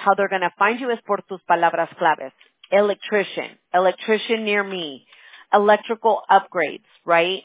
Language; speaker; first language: English; early bilingual, other home language; Spanish